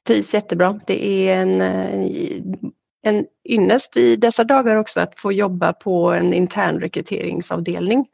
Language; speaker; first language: Swedish; native; Swedish